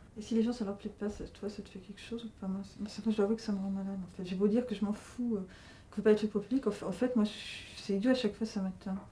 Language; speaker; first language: French; native; French